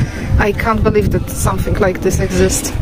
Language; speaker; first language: English; non-native, learner; Polish